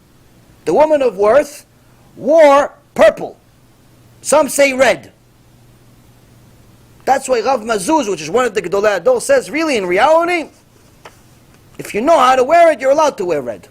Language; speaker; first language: English; non-native, fluent; Hebrew